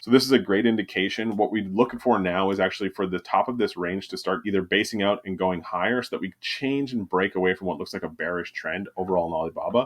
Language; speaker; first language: English; native; English